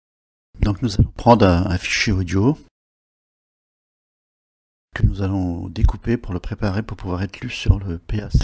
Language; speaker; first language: French; native; French